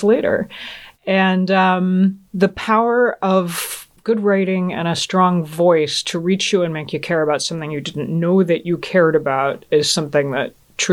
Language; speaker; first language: English; native; English